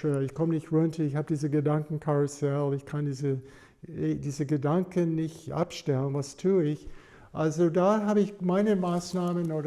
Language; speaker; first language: German; non-native, fluent; English